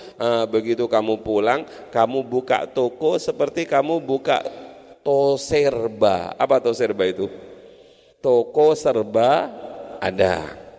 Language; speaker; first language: Indonesian; non-native, local second language; Madurese